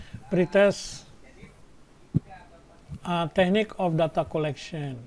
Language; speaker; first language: English; non-native, fluent; Indonesian